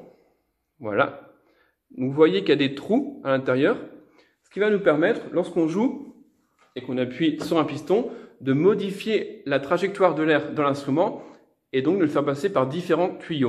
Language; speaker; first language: French; native; French